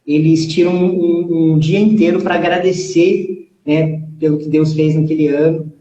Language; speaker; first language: Portuguese; early bilingual, heritage; Portuguese